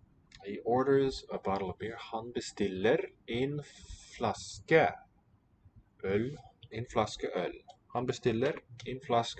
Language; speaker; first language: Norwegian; non-native, learner; English